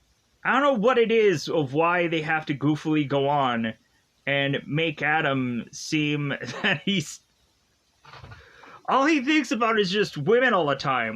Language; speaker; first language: English; native; English